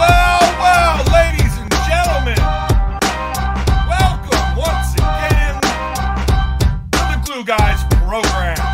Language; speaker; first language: English; native; English